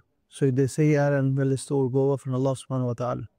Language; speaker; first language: Swedish; non-native, fluent; Urdu